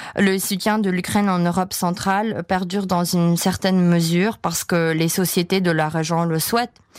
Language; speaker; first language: French; non-native, fluent; Czech